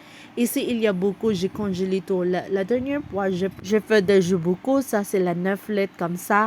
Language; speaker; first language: French; non-native, learner; Cebuano